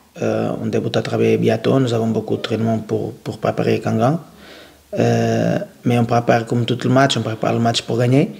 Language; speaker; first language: French; non-native, learner; Portuguese